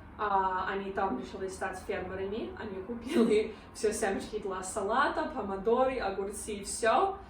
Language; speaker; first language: Russian; non-native, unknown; English